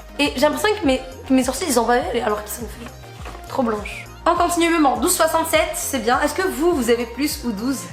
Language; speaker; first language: French; native; French